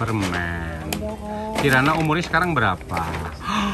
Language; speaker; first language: Indonesian; native; Indonesian